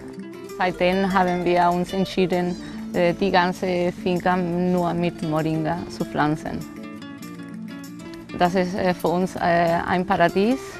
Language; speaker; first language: German; non-native, fluent; Spanish